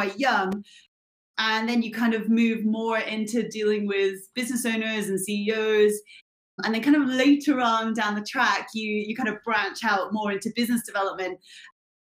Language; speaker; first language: English; native; English